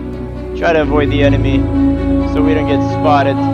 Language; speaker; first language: English; native; English